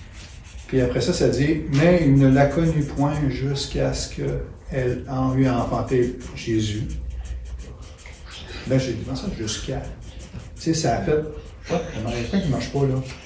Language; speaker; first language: French; native; French